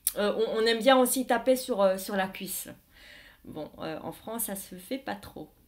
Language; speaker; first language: French; non-native, fluent; Vietnamese